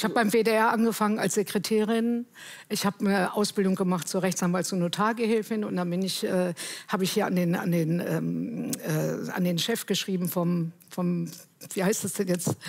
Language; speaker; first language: German; native; German